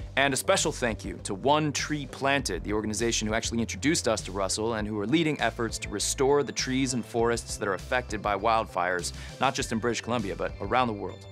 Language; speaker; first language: English; native; English